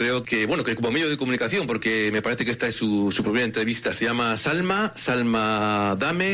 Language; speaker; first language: Spanish; native; Spanish